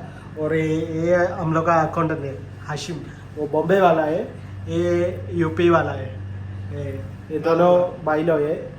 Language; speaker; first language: Hindi; non-native, learner; Malayalam